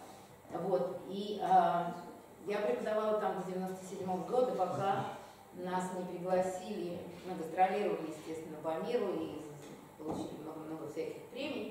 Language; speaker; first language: Russian; native; Russian